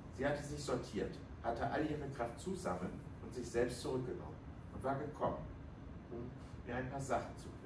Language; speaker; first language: German; native; German